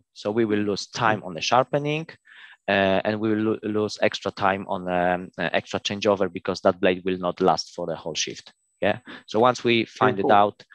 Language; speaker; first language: English; non-native, fluent; Polish